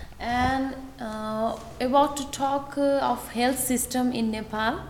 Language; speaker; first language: English; non-native, fluent; Nepali